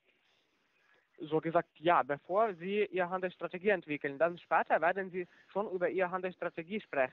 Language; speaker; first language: German; non-native, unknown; Russian